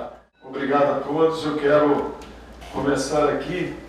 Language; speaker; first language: Portuguese; native; Portuguese